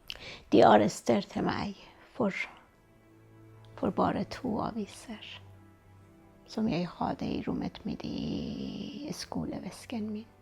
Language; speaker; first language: Norwegian; non-native, fluent; Persian